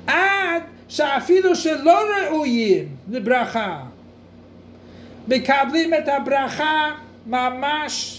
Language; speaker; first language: Hebrew; non-native, fluent; English